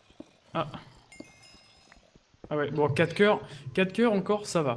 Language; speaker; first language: French; native; French